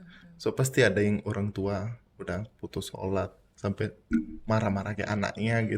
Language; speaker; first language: Indonesian; non-native, fluent; Punjabi